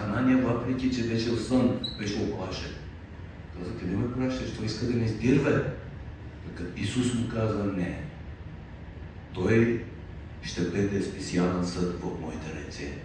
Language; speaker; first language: Bulgarian; non-native, fluent; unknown